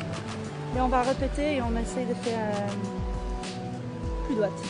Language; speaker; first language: French; non-native, fluent; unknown